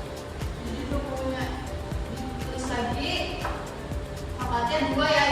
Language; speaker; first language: Indonesian; native; Indonesian